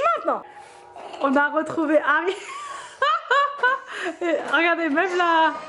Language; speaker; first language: French; native; French